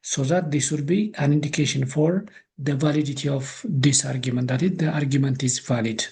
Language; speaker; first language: English; non-native, local second language; Amharic